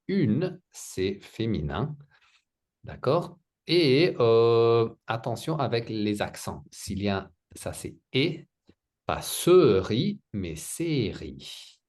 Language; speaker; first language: French; native; French